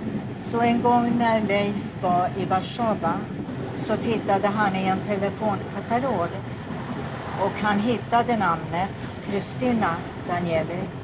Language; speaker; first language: Swedish; early bilingual, other home language; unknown